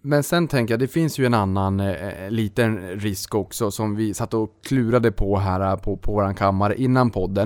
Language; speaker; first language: Swedish; native; Swedish